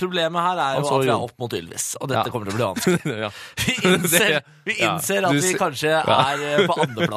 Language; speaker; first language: Norwegian; native; Norwegian